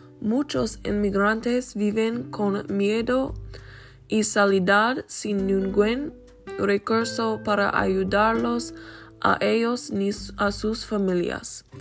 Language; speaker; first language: Spanish; non-native, learner; English